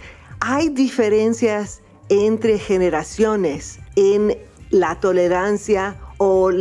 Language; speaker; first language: Spanish; non-native, fluent; English